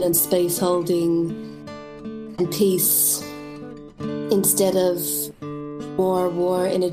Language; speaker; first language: English; native; English